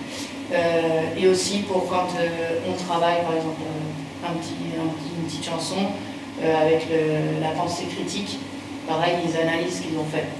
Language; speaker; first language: French; native; French